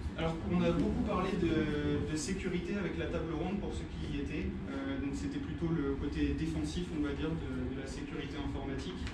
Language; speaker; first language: French; native; French